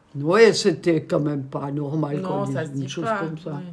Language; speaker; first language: French; native; French